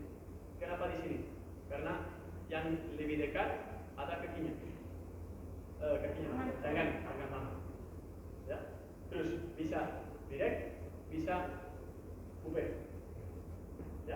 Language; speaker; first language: Indonesian; non-native, learner; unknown